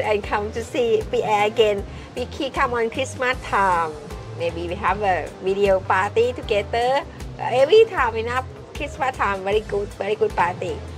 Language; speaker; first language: English; non-native, learner; Thai